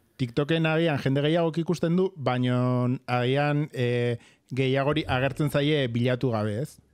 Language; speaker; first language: Basque; non-native, local second language; Spanish